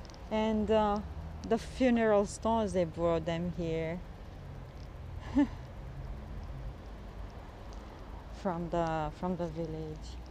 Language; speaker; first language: English; non-native, fluent; Romanian